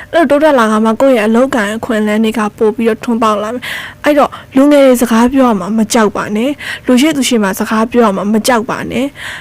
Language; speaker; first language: Burmese; native; Burmese